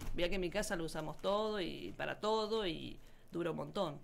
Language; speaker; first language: Spanish; native; Spanish